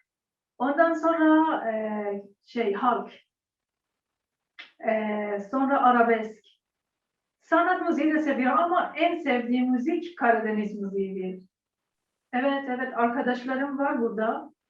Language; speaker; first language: Turkish; non-native, learner; Persian